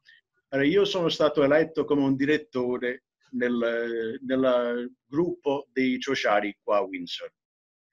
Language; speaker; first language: Italian; early bilingual, heritage; English